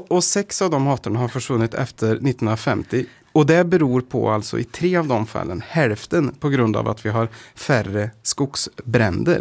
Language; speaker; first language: Swedish; native; Swedish